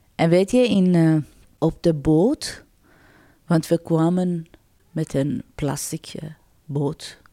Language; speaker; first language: Dutch; non-native, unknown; Persian